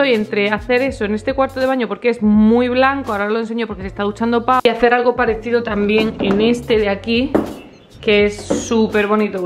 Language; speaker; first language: Spanish; native; Spanish